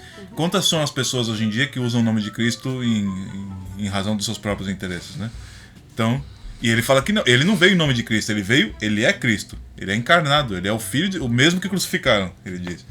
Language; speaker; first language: Portuguese; native; Portuguese